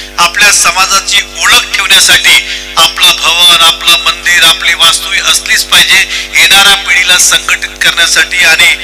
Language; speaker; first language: Marathi; non-native, local second language; Gujarati